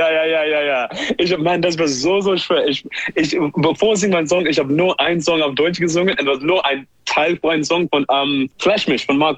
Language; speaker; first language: German; non-native, learner; English